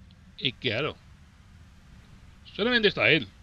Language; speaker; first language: Spanish; native; Spanish